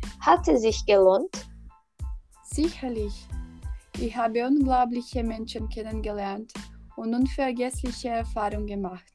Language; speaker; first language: German; non-native, learner; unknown